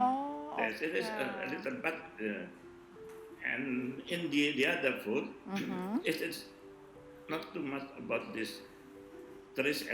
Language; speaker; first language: English; non-native, learner; Indonesian